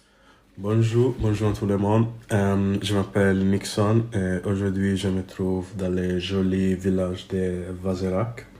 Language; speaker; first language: French; non-native, learner; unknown